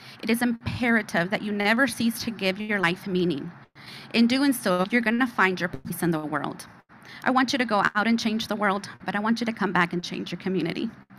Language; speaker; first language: English; early bilingual, other home language; Spanish